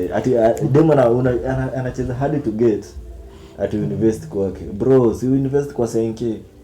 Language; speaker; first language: Swahili; native; Swahili